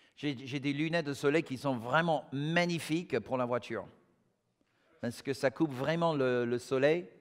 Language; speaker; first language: French; non-native, fluent; English